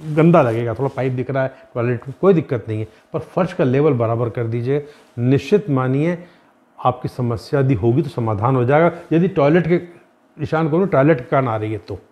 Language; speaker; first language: Hindi; native; Hindi